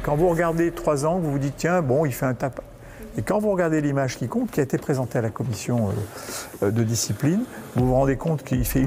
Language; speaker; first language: French; native; French